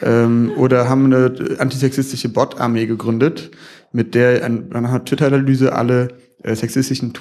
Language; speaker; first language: German; native; German